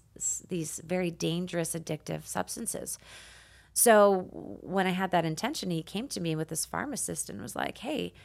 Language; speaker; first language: English; native; English